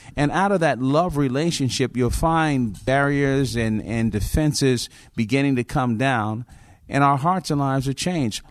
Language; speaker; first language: English; native; English